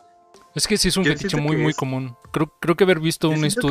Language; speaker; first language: Spanish; native; Spanish